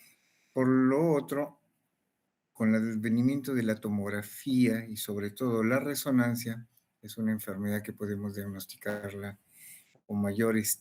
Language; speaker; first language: Spanish; native; Spanish